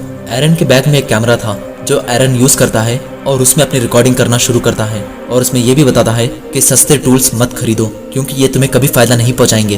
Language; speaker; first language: Hindi; native; Hindi